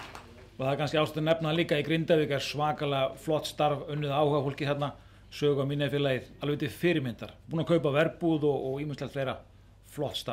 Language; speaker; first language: Icelandic; native; Icelandic